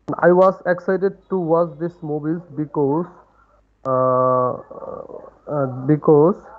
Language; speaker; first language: English; non-native, learner; Bangla